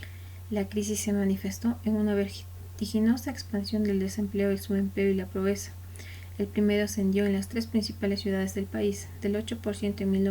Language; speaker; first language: Spanish; native; Spanish